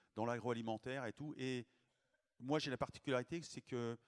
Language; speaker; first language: French; native; French